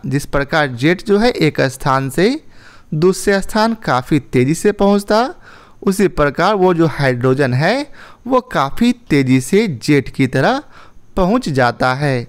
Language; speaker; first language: Hindi; native; Hindi